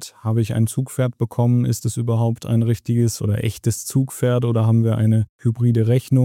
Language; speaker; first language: German; native; German